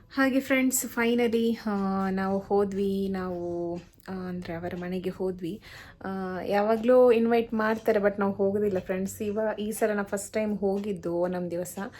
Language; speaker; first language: Kannada; non-native, local second language; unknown